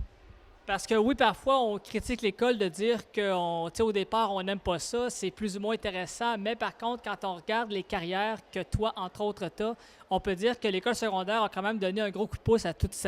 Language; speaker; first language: French; native; French